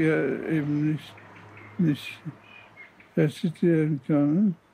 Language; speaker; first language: German; non-native, fluent; Polish